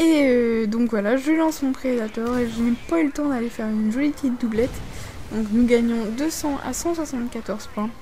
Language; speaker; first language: French; native; French